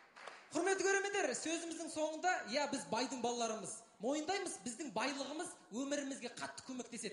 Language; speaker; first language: Kazakh; native; Kazakh